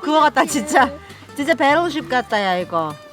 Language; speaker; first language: Korean; native; Korean